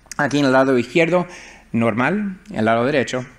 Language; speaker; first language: Spanish; early bilingual, heritage; Spanish